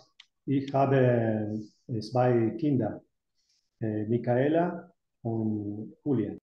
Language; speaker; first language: German; non-native, learner; Spanish